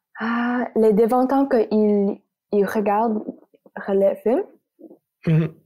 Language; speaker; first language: French; non-native, local second language; English